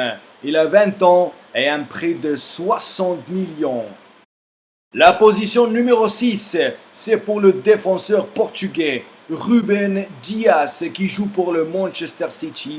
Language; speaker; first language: French; non-native, fluent; Spanish